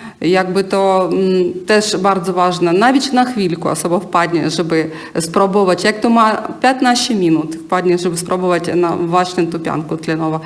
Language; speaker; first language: Polish; non-native, learner; Ukrainian